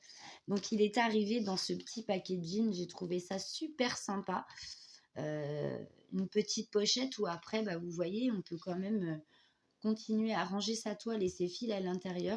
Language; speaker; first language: French; native; French